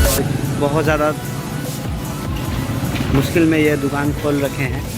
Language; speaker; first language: Hindi; non-native, local second language; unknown